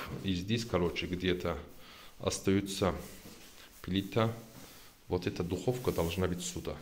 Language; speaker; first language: Russian; non-native, learner; Turkish